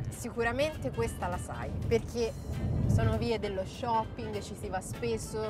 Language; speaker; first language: Italian; native; Italian